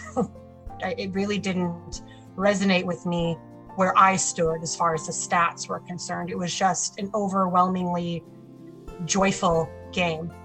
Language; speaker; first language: English; native; English